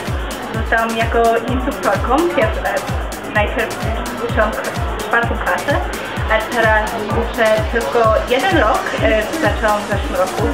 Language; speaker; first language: Polish; early bilingual, heritage; Polish